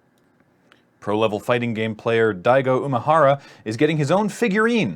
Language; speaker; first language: English; native; English